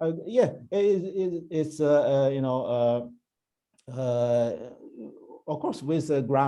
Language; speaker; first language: English; non-native, learner; Chinese